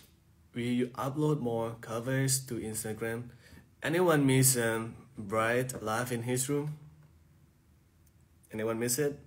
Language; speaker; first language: English; non-native, fluent; Thai